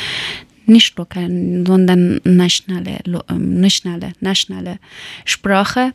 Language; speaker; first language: German; non-native, learner; Persian